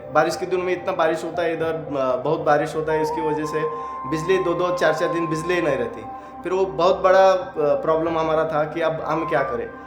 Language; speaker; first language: Hindi; non-native, local second language; Marathi